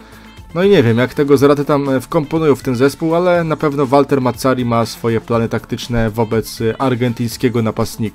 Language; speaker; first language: Polish; native; Polish